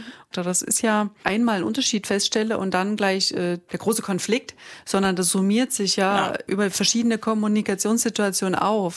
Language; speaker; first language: German; native; German